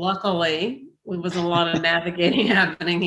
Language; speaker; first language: English; native; English